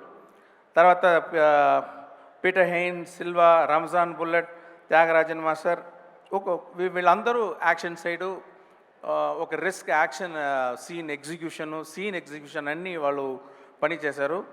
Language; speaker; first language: Telugu; non-native, local second language; Tamil